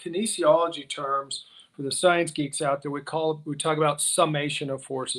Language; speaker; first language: English; native; English